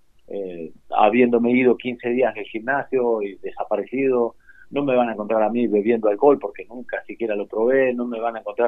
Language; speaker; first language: Spanish; native; Spanish